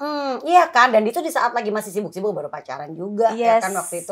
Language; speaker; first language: Indonesian; native; Indonesian